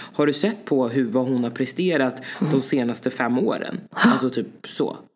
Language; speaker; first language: Swedish; early bilingual, other home language; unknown